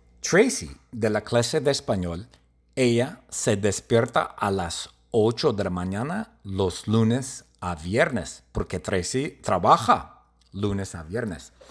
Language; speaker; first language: Spanish; non-native, learner; English